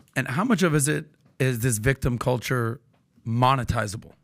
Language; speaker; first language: English; native; English